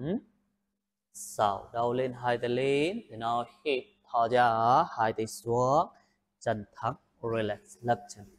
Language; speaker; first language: Vietnamese; non-native, learner; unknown